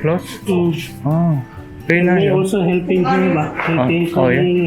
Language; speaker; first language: English; non-native, learner; Korean